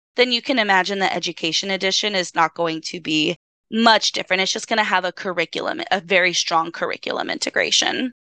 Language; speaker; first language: English; native; English